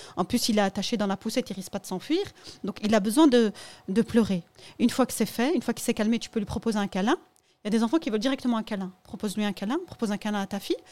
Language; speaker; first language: French; early bilingual, other home language; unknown